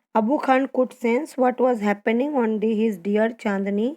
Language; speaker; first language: English; non-native, local second language; Gujarati